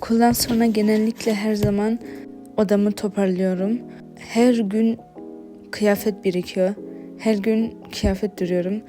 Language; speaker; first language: Turkish; early bilingual, heritage; Turkish